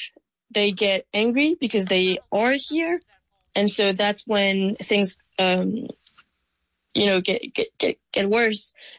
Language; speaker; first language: English; non-native, fluent; French